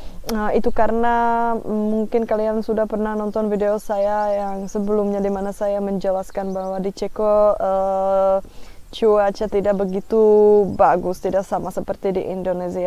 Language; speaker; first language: Indonesian; non-native, fluent; Czech